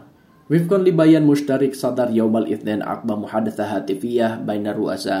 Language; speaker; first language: Arabic; non-native, fluent; Indonesian